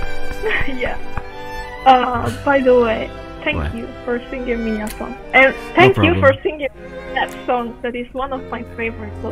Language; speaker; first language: English; non-native, fluent; Italian